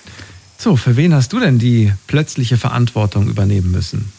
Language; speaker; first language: German; native; German